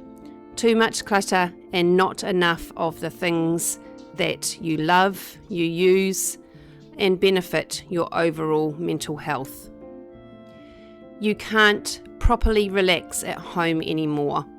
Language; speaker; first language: English; native; English